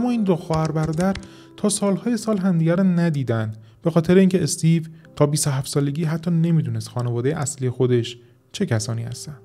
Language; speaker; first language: Persian; native; Persian